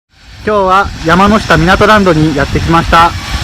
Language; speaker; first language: Japanese; native; Japanese